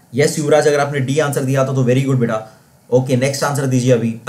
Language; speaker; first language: Hindi; non-native, local second language; Marathi